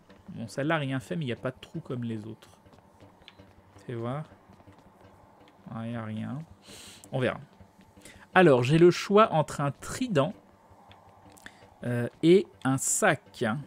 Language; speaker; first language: French; native; French